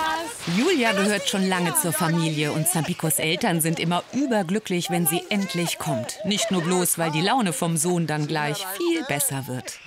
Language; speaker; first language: German; native; German